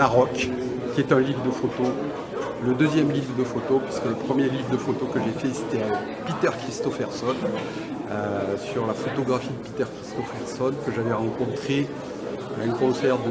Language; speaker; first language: French; native; French